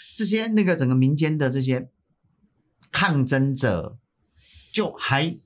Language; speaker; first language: Chinese; native; Chinese